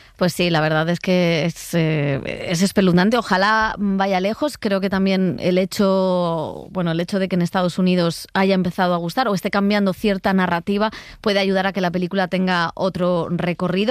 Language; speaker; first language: Spanish; native; Spanish